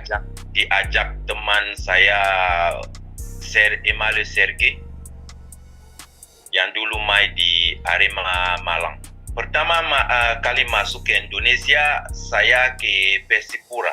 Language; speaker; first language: Indonesian; non-native, fluent; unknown